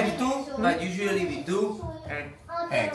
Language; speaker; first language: English; non-native, fluent; Slovak